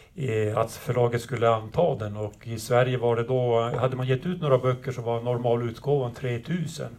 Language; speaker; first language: Swedish; native; Swedish